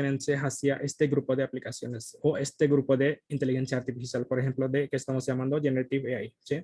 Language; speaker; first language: Spanish; non-native, fluent; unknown